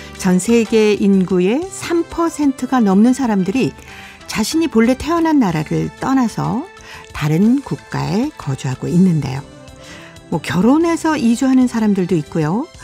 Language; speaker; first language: Korean; native; Korean